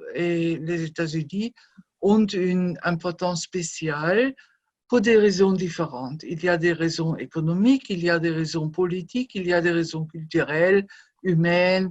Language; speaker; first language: French; non-native, fluent; German